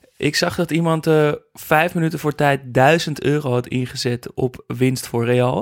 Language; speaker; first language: Dutch; native; Dutch